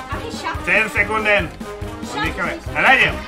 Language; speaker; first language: German; non-native, learner; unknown